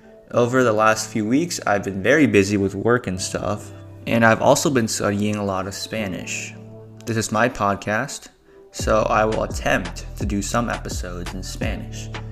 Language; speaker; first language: English; early bilingual, other home language; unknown